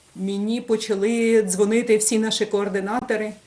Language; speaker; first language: Ukrainian; native; Ukrainian